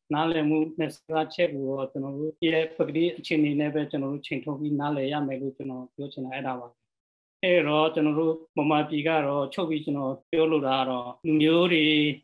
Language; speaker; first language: Burmese; non-native, local second language; Western Kayah